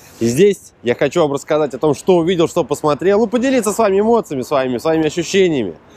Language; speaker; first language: Russian; native; Russian